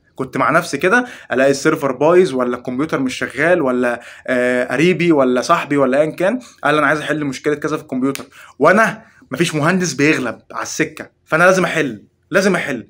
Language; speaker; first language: Arabic; native; Arabic